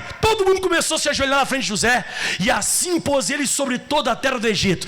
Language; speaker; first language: Portuguese; native; Portuguese